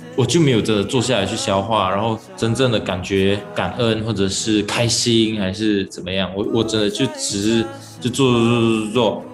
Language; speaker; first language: Chinese; non-native, local second language; Malay